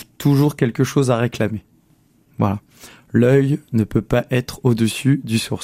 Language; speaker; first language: French; native; French